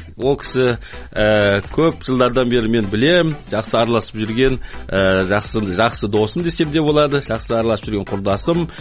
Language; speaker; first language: Kazakh; native; Kazakh